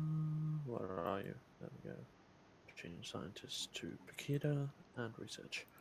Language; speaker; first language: English; native; English